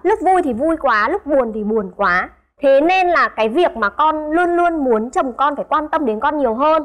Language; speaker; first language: Vietnamese; native; Vietnamese